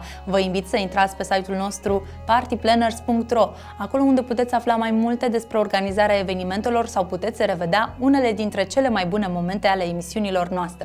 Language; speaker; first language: Romanian; native; Romanian